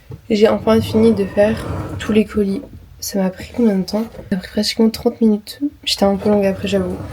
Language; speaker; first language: French; native; French